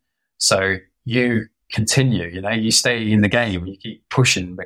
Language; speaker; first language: English; native; English